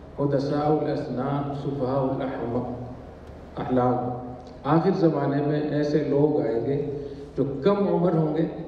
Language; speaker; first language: Urdu; native; Urdu